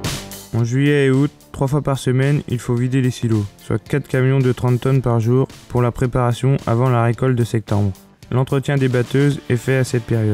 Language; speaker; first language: French; native; French